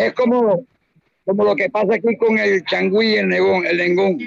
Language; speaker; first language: Spanish; native; Spanish